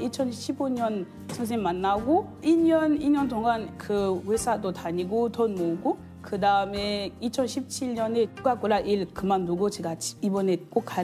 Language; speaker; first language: Korean; non-native, learner; French